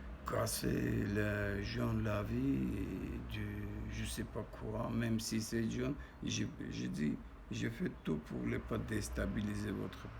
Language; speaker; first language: French; non-native, learner; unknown